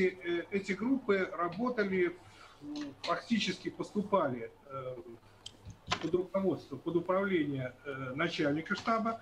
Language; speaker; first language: Russian; native; Russian